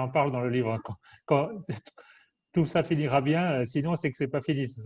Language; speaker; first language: French; native; French